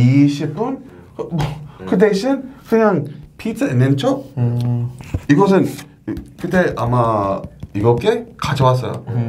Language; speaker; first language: Korean; non-native, learner; English